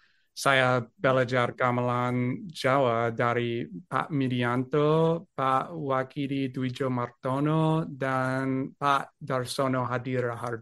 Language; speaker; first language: Indonesian; non-native, learner; English